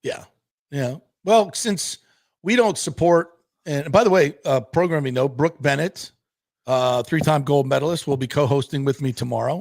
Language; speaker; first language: English; native; English